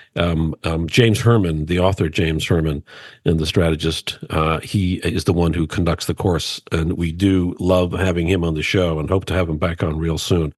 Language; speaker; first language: English; native; English